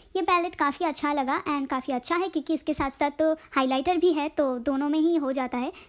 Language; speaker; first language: Hindi; non-native, local second language; Bangla